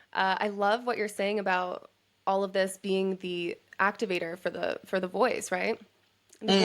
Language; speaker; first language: English; native; English